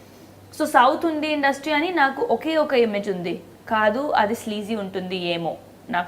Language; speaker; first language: Telugu; non-native, fluent; Hindi